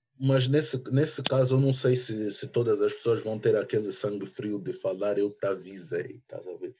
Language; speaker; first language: Portuguese; early bilingual, heritage; Portuguese